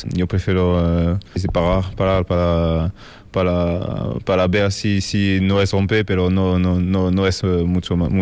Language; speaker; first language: Spanish; non-native, learner; French